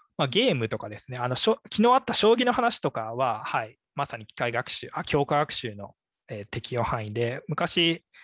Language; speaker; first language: Japanese; native; Japanese